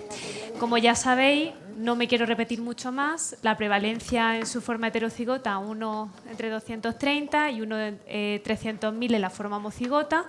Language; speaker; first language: Spanish; native; Spanish